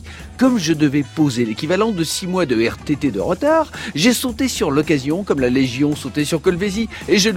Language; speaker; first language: French; native; French